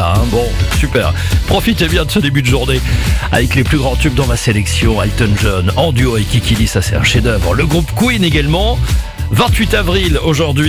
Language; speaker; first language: French; native; French